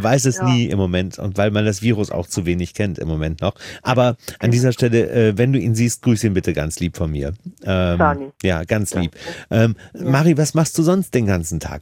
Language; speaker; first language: German; native; German